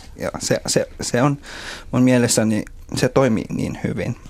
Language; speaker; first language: Finnish; non-native, learner; Filipino